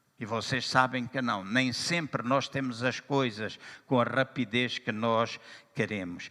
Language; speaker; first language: Portuguese; native; Portuguese